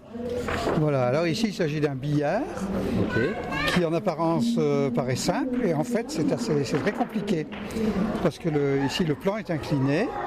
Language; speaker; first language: French; native; French